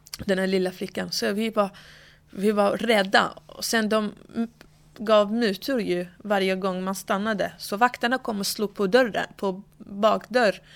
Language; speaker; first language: Swedish; early bilingual, other home language; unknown